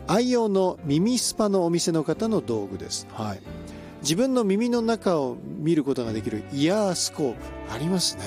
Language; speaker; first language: Japanese; native; Japanese